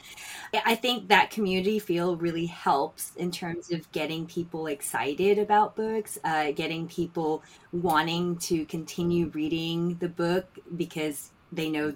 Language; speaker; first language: English; non-native, local second language; Filipino